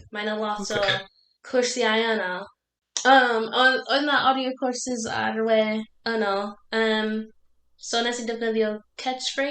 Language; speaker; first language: Welsh; non-native, learner; English